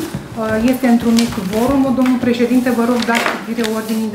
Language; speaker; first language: Romanian; native; Romanian